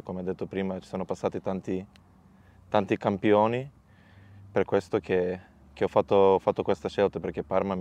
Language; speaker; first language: Italian; non-native, fluent; Macedonian